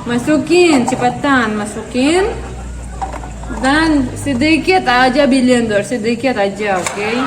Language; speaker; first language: Indonesian; non-native, learner; Russian